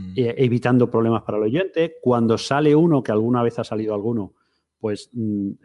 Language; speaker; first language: Spanish; native; Spanish